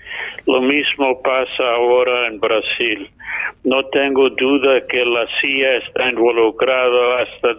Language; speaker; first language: Spanish; non-native, fluent; English